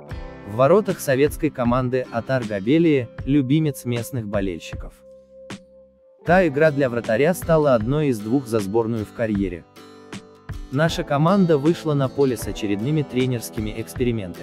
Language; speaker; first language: Russian; native; Russian